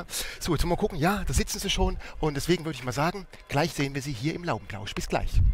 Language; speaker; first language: German; native; German